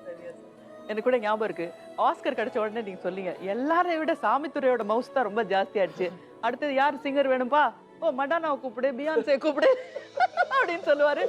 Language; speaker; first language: Tamil; native; Tamil